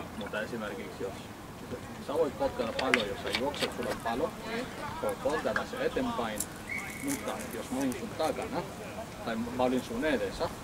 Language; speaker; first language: Finnish; non-native, fluent; English